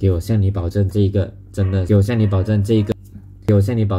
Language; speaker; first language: Chinese; native; Chinese